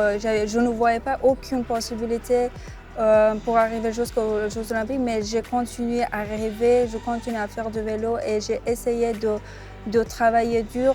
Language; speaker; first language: French; non-native, learner; Persian